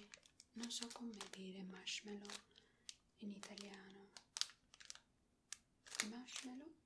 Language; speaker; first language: Italian; non-native, learner; Spanish